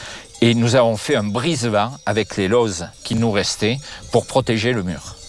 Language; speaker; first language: French; native; French